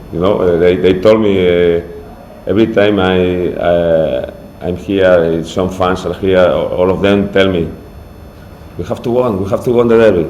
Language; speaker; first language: English; non-native, fluent; Spanish